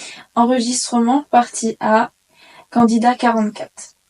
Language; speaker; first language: French; native; French